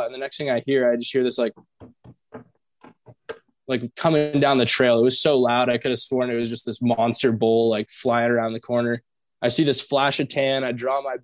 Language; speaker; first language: English; native; English